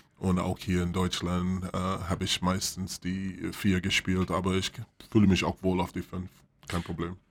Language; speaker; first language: German; non-native, fluent; English